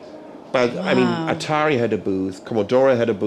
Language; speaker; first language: English; non-native, fluent; German